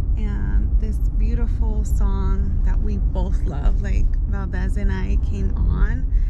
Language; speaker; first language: English; early bilingual, other home language; Spanish